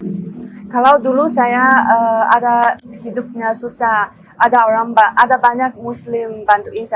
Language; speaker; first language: Indonesian; non-native, learner; Chinese